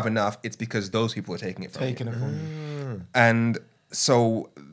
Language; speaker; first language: English; native; English